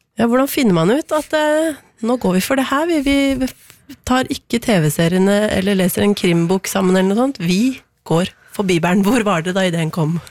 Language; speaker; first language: Norwegian; native; Norwegian